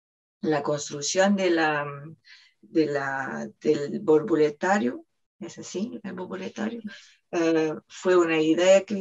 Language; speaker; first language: Spanish; non-native, fluent; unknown